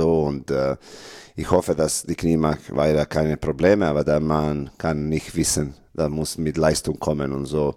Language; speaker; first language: German; non-native, learner; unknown